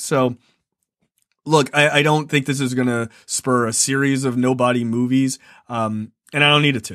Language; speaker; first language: English; native; English